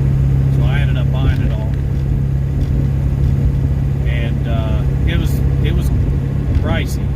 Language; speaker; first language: English; native; English